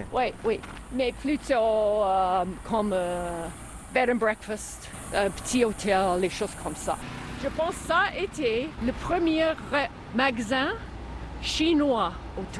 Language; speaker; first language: French; non-native, fluent; English